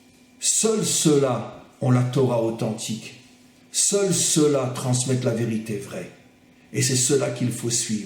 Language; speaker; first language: French; native; French